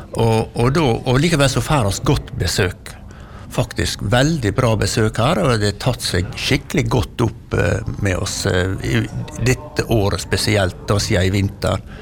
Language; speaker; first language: Norwegian; native; Norwegian